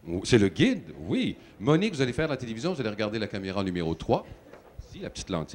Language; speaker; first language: French; native; French